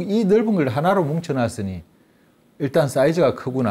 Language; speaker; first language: Korean; native; Korean